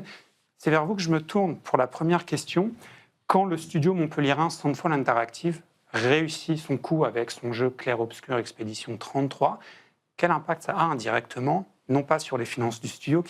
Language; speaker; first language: French; native; French